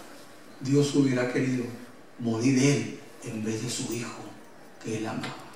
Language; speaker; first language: Spanish; native; Spanish